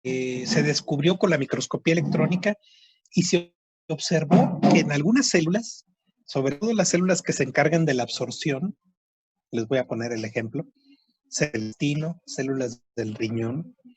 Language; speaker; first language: Spanish; native; Spanish